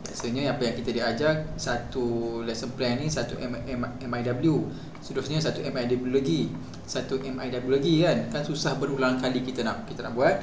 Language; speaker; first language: Malay; native; Malay